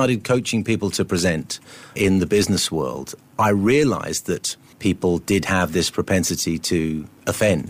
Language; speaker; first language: English; native; English